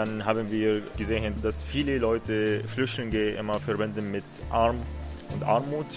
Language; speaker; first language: German; non-native, learner; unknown